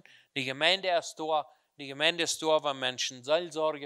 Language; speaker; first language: German; non-native, learner; Plautdietsch